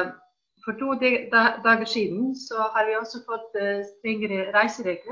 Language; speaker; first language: Swedish; non-native, fluent; Icelandic